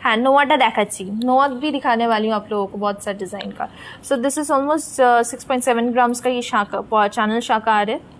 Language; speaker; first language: Hindi; non-native, local second language; Bangla